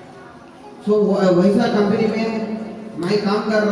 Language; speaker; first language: Hindi; non-native, local second language; Telugu